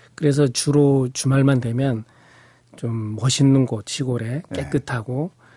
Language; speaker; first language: Korean; native; Korean